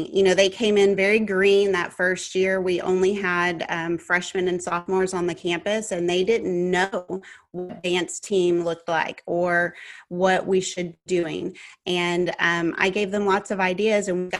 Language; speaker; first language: English; native; English